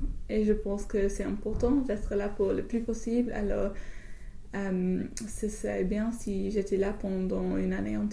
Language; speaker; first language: French; non-native, fluent; English